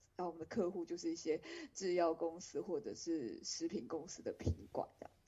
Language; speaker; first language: Chinese; native; Chinese